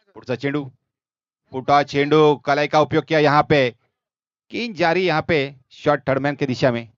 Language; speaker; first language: Hindi; non-native, local second language; Marathi